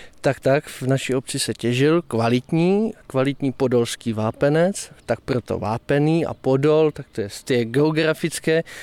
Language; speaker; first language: Czech; native; Czech